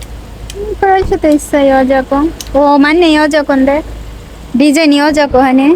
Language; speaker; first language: Korean; non-native, learner; Bangla